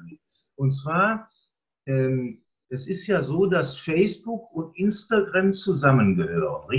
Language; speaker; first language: German; native; German